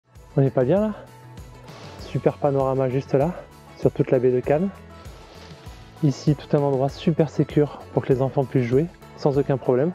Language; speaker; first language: French; native; French